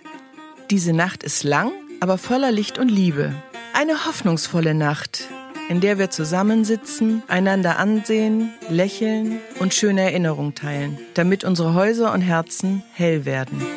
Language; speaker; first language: German; native; German